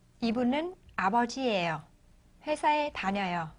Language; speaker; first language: Korean; non-native, fluent; Vietnamese